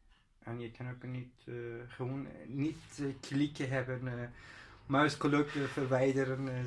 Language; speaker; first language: Dutch; non-native, learner; Persian